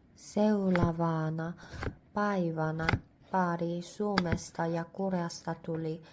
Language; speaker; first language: Finnish; non-native, learner; Korean